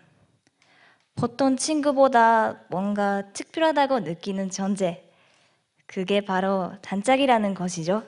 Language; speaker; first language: Korean; non-native, fluent; Japanese